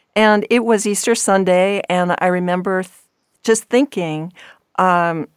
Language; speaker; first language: English; native; English